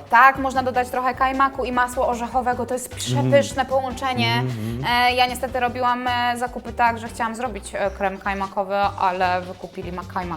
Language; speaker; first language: Polish; native; Polish